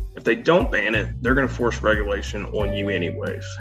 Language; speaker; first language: English; native; English